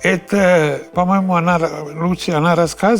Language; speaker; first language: Russian; non-native, fluent; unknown